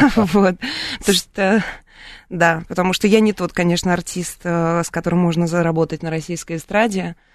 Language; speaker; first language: Russian; native; Russian